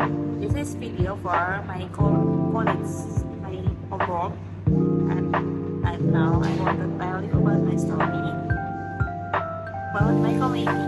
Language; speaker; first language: English; non-native, learner; Indonesian